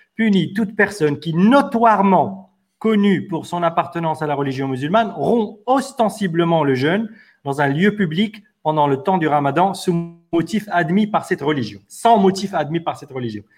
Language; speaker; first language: French; non-native, local second language; Arabic